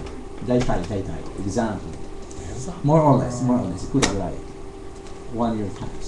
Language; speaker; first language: English; non-native, fluent; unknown